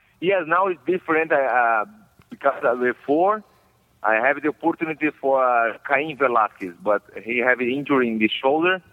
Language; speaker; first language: English; non-native, learner; Portuguese